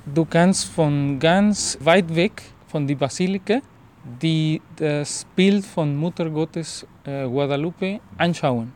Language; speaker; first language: German; non-native, learner; Spanish